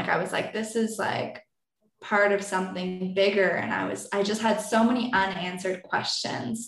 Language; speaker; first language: English; native; English